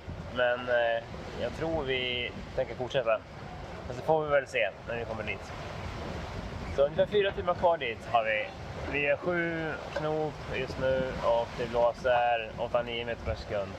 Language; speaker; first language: Swedish; native; Swedish